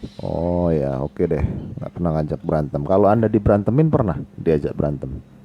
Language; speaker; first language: Indonesian; native; Indonesian